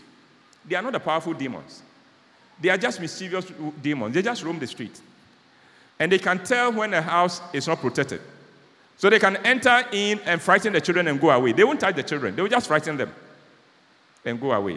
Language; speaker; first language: English; non-native, local second language; Akan